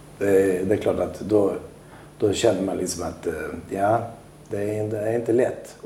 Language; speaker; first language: Swedish; early bilingual, other home language; Albanian